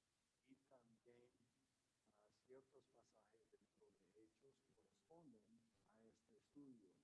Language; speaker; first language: Spanish; non-native, fluent; English